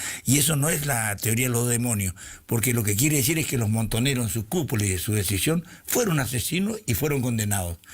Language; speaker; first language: Spanish; native; Spanish